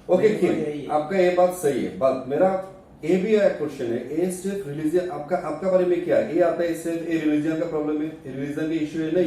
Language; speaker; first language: Hindi; non-native, learner; Bangla